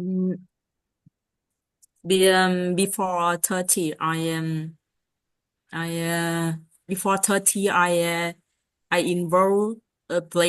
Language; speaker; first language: English; non-native, learner; Vietnamese